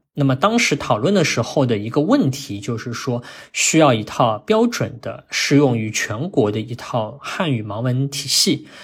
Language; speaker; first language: Chinese; native; Chinese